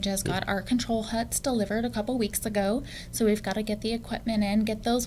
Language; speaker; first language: English; native; English